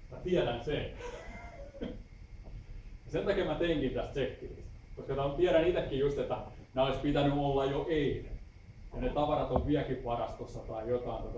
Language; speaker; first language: Finnish; native; Finnish